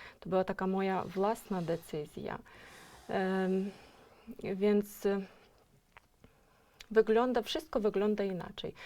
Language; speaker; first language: Polish; non-native, fluent; Ukrainian